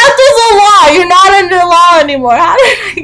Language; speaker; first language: English; native; English